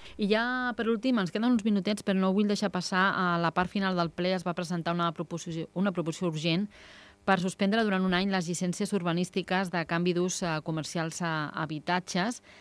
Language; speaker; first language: Catalan; native; Catalan